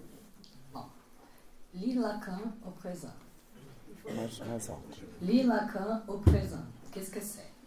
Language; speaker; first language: French; non-native, fluent; Portuguese